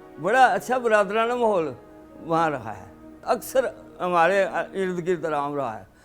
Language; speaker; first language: Urdu; non-native, local second language; Punjabi